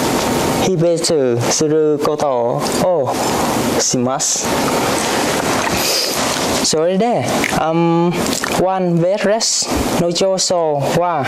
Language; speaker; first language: Japanese; non-native, learner; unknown